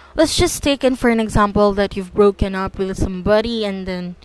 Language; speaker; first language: English; non-native, local second language; Filipino